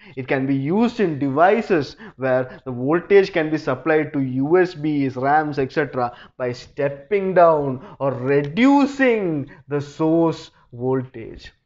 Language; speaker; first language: English; non-native, local second language; Malayalam